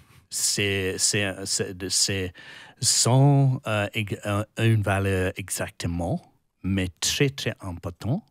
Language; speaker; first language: French; non-native, learner; English